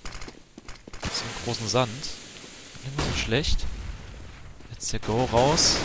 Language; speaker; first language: German; native; German